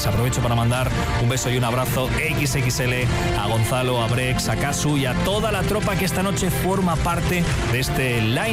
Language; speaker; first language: Spanish; native; Spanish